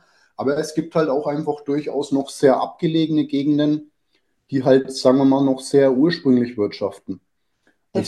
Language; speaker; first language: German; native; German